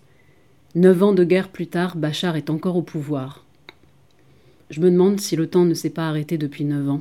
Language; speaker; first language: French; native; French